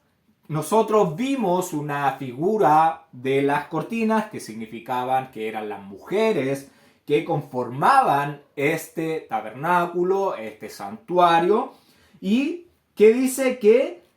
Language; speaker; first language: Spanish; native; Spanish